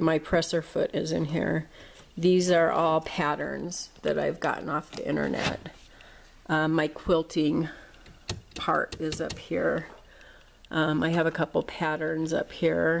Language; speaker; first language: English; native; English